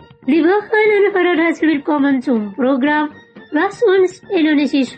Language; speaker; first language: German; non-native, fluent; Indonesian